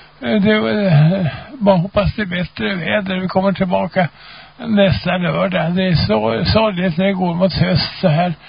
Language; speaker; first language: Swedish; native; Swedish